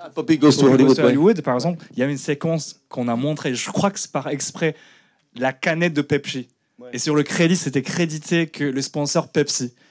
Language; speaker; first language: French; non-native, fluent; Japanese